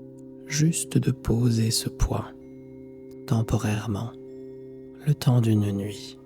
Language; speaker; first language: French; native; French